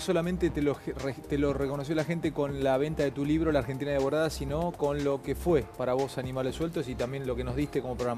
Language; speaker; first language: Spanish; native; Spanish